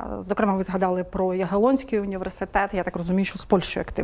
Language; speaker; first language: Ukrainian; native; Ukrainian